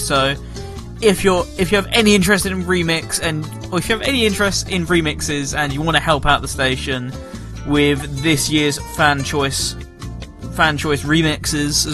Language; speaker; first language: English; native; English